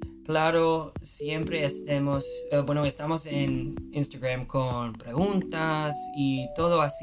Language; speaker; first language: Spanish; non-native, fluent; English